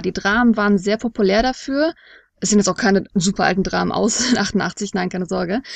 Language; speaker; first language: German; native; German